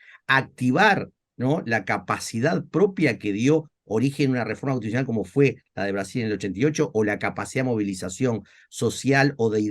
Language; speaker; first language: Spanish; native; Spanish